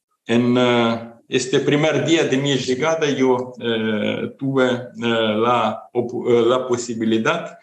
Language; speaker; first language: Spanish; non-native, fluent; Ukrainian